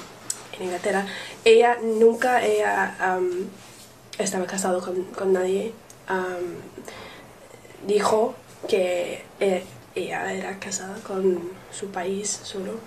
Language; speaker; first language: Spanish; non-native, learner; English